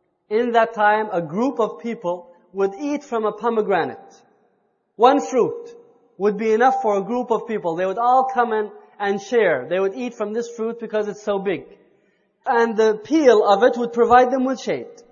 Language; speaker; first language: English; native; English